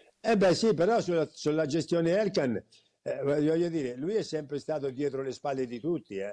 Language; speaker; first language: Italian; native; Italian